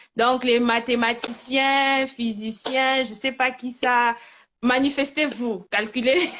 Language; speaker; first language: French; native; French